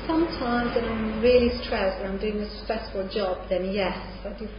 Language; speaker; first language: English; non-native, fluent; Hungarian